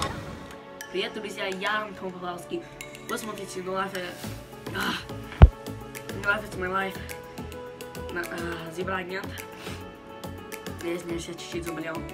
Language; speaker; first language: Russian; early bilingual, heritage; Russian